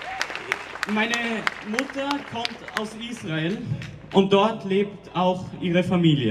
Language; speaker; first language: German; native; German